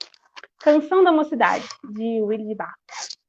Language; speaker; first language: Portuguese; native; Portuguese